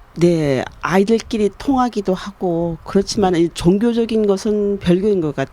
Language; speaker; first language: Korean; native; Korean